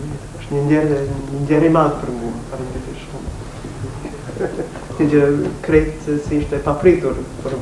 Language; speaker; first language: Albanian; non-native, fluent; English